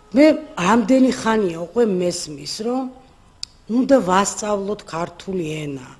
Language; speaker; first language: Georgian; non-native, local second language; Armenian